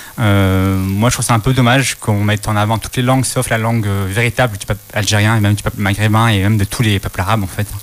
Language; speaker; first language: French; early bilingual, other home language; Arabic